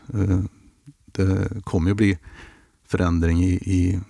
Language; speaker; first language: Swedish; native; Swedish